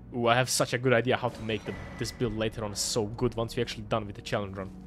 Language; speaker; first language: English; non-native, fluent; Croatian